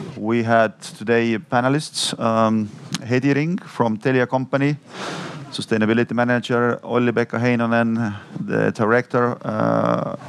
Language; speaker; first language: English; non-native, fluent; Estonian